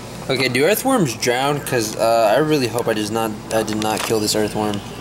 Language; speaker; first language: English; early bilingual, other home language; Spanish